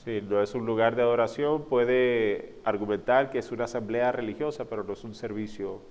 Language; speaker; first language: Spanish; non-native, fluent; English